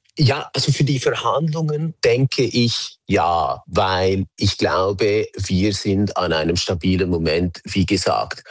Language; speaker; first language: German; native; German